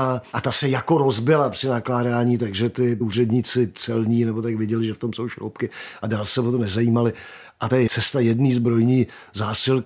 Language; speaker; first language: Czech; native; Czech